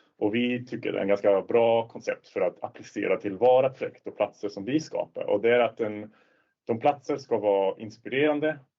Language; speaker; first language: Swedish; non-native, fluent; Swiss German